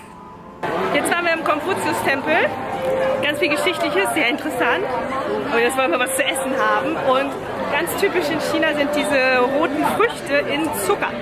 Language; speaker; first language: German; native; German